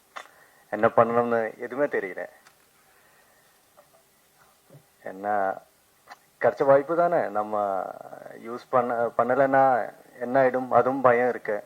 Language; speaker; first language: Tamil; non-native, learner; Malayalam